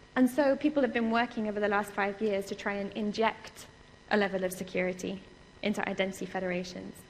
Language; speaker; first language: English; native; English